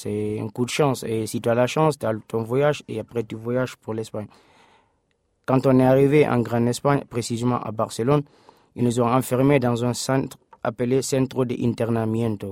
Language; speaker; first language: French; non-native, local second language; Fula